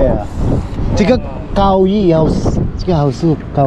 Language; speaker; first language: Chinese; non-native, learner; Filipino